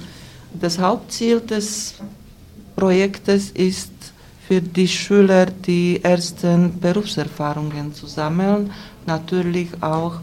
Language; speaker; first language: German; non-native, fluent; Slovak